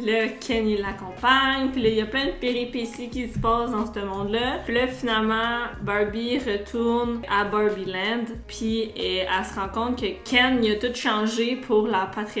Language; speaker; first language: French; native; French